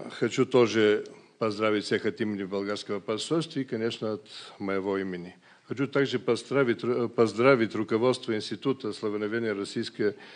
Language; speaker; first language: Russian; non-native, fluent; Bulgarian